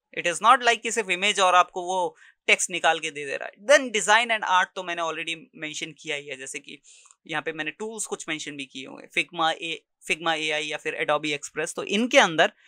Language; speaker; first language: Hindi; native; Hindi